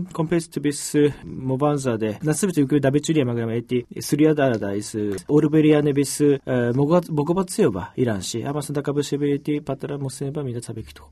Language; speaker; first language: Georgian; non-native, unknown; Japanese